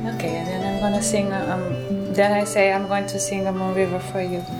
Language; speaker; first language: English; early bilingual, other home language; Portuguese